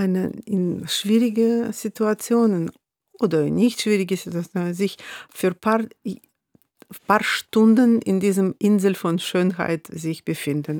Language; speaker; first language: German; non-native, fluent; Russian